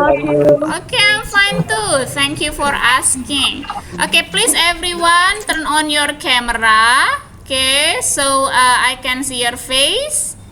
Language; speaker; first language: English; non-native, fluent; Indonesian